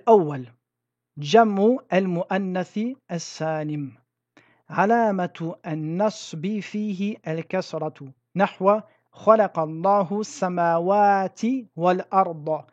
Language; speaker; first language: Arabic; non-native, fluent; French